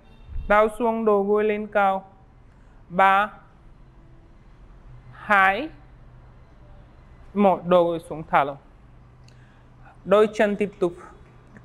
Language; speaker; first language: Vietnamese; non-native, learner; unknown